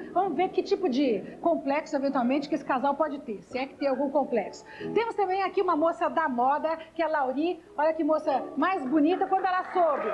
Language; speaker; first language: Portuguese; native; Portuguese